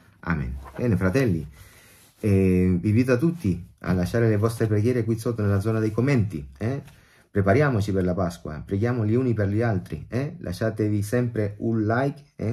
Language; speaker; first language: Italian; non-native, fluent; Spanish